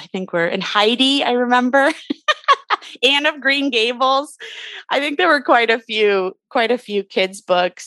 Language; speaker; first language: English; native; English